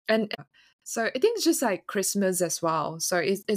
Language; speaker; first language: English; non-native, local second language; Chinese